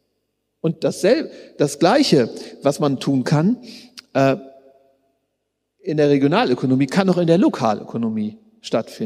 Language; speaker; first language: German; native; German